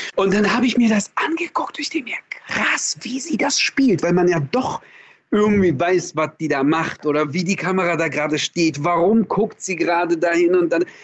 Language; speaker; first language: German; early bilingual, other home language; Russian